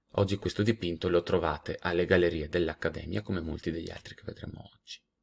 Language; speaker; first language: Italian; native; Italian